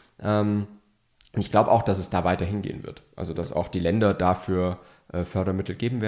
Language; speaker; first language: German; native; German